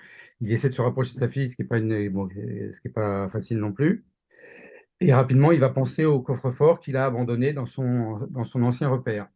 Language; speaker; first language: French; native; French